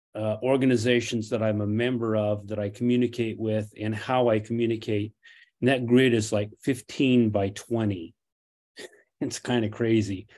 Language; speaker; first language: English; non-native, fluent; Portuguese